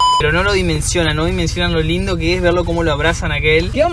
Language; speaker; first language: Spanish; native; Spanish